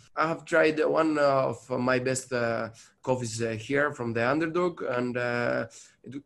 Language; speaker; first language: English; non-native, learner; Greek